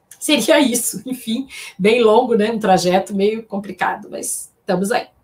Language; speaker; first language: Portuguese; native; Portuguese